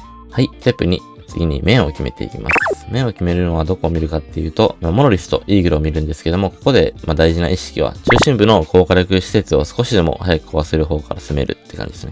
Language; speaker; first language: Japanese; native; Japanese